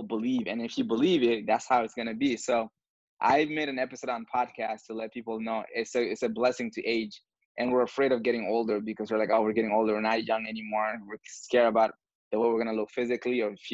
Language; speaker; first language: English; non-native, fluent; Bambara